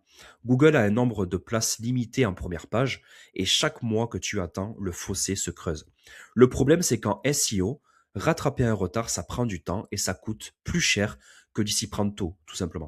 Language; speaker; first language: French; native; French